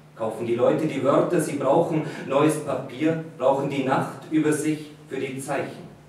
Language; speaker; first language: German; native; German